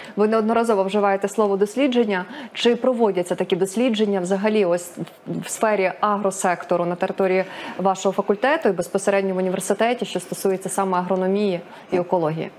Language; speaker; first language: Ukrainian; native; Ukrainian